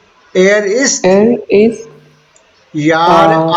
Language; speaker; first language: German; non-native, fluent; Hindi